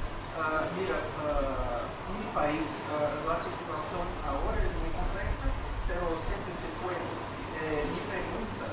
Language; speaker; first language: Spanish; non-native, fluent; Portuguese